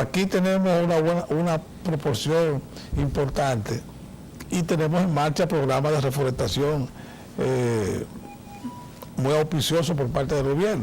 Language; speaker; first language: Spanish; native; Spanish